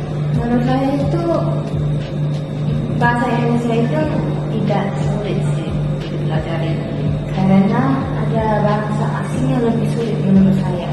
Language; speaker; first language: Indonesian; non-native, local second language; Min Nan Chinese